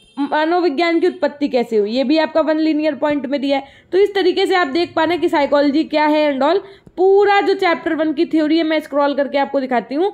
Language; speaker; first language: Hindi; native; Hindi